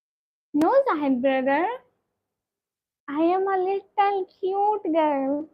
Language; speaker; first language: English; non-native, learner; Punjabi